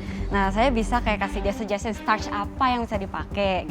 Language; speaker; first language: Indonesian; native; Indonesian